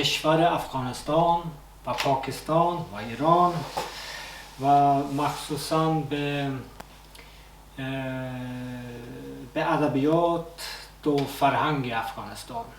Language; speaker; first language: Persian; non-native, fluent; Swedish